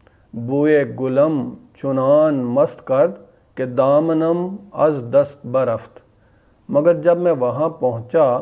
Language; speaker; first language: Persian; non-native, fluent; Urdu